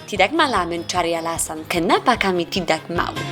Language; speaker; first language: Indonesian; non-native, fluent; Polish